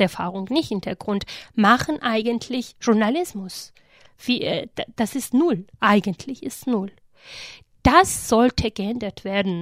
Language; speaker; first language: German; non-native, fluent; Georgian